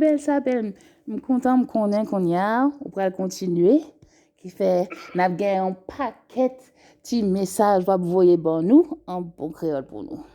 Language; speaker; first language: French; native; French